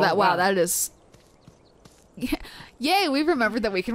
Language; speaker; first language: English; native; English